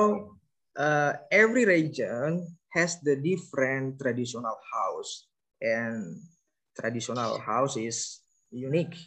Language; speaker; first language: English; non-native, learner; Indonesian